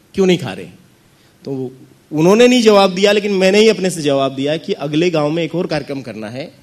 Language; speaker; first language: Hindi; native; Hindi